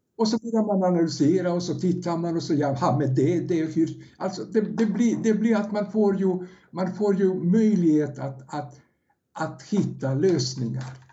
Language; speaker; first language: Swedish; non-native, fluent; Serbian